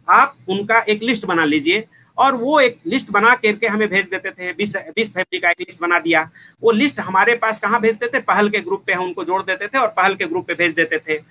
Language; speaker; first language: Hindi; native; Hindi